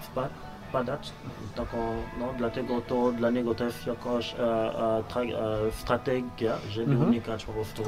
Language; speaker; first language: Polish; non-native, learner; Lingala